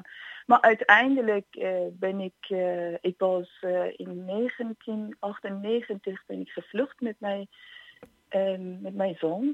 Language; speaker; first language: Dutch; non-native, fluent; Persian